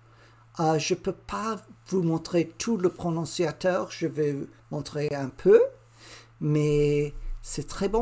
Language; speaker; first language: French; non-native, learner; English